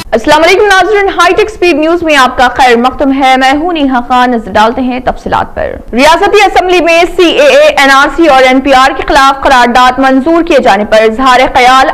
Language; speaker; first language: Urdu; native; Urdu